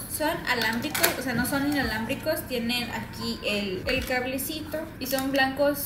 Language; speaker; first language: Spanish; native; Spanish